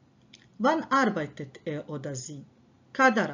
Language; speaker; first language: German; non-native, fluent; Croatian